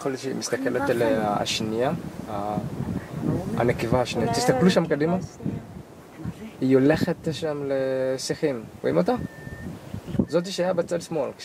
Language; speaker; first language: Hebrew; non-native, fluent; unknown